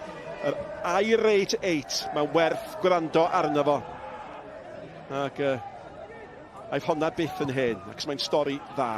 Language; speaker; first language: Welsh; native; Welsh